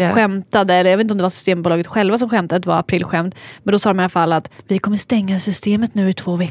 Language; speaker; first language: Swedish; native; Swedish